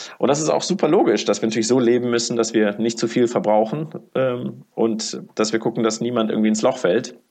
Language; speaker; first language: German; early bilingual, other home language; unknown